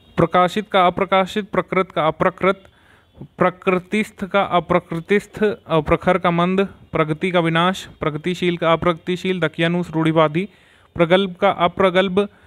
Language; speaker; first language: Hindi; native; Hindi